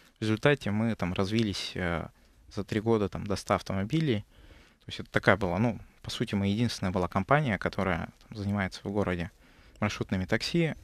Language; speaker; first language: Russian; native; Russian